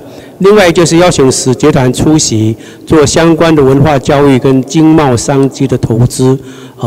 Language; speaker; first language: Chinese; native; Chinese